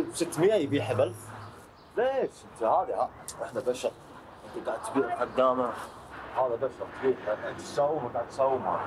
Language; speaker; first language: Arabic; native; Arabic